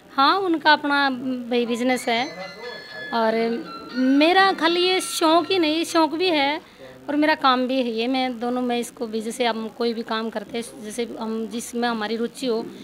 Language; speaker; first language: Hindi; native; Hindi